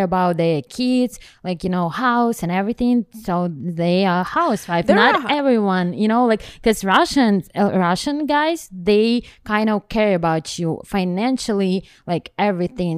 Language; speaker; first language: English; non-native, learner; Ukrainian